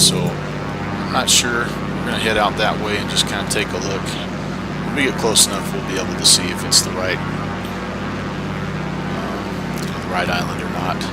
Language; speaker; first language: English; native; English